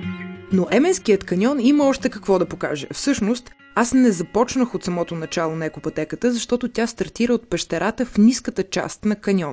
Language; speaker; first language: Bulgarian; native; Bulgarian